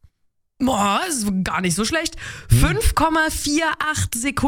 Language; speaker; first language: German; native; German